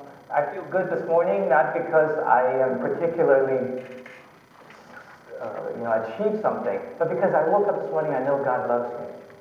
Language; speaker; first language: English; early bilingual, other home language; Chinese